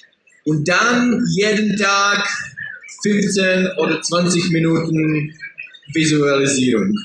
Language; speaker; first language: German; non-native, learner; Czech